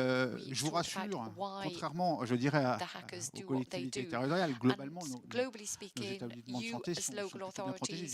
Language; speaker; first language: French; native; French